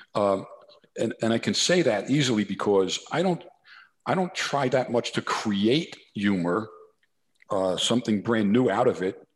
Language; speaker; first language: English; native; English